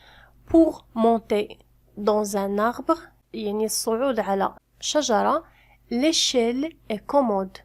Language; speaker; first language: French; non-native, fluent; Arabic